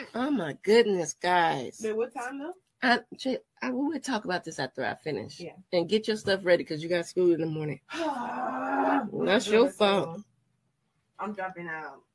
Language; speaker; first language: English; native; English